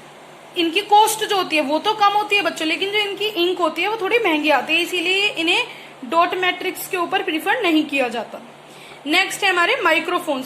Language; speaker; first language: Hindi; native; Hindi